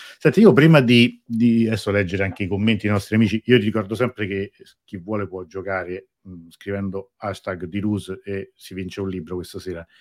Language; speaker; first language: Italian; native; Italian